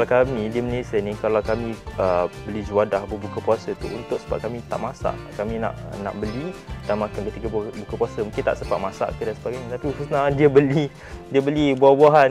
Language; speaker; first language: Malay; native; Malay